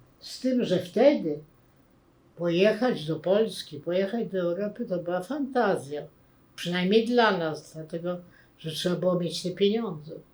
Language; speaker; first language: Polish; native; Polish